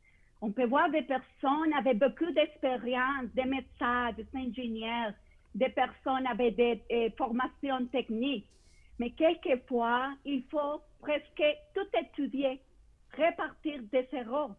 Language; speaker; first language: French; non-native, fluent; Spanish